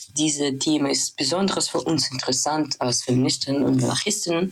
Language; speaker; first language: German; non-native, fluent; Russian